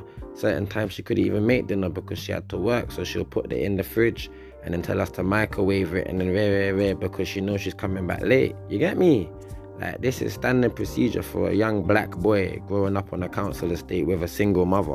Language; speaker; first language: English; native; English